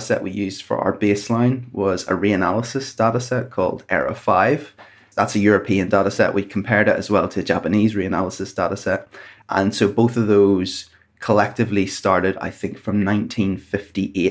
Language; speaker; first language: English; native; English